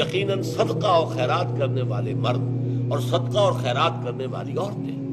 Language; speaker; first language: Urdu; native; Urdu